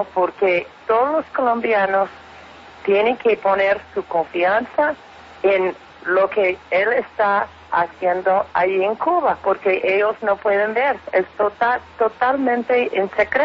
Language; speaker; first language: Spanish; non-native, fluent; English